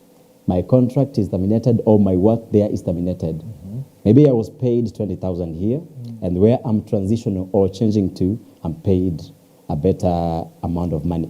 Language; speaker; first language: English; non-native, local second language; Swahili